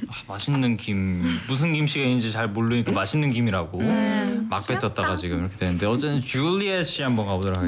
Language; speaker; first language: Korean; native; Korean